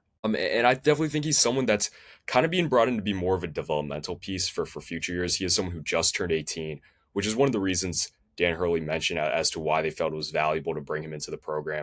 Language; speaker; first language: English; native; English